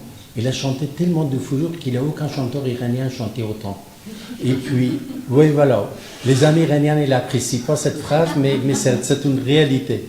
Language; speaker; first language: French; non-native, fluent; Persian